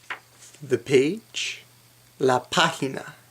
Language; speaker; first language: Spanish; non-native, fluent; English